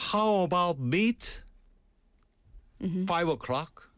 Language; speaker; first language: English; non-native, learner; Korean